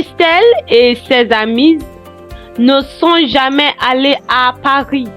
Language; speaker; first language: French; non-native, learner; English